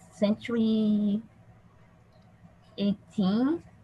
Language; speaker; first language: English; non-native, learner; Portuguese